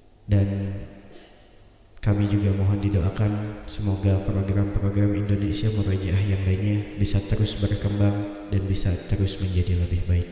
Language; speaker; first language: Indonesian; native; Indonesian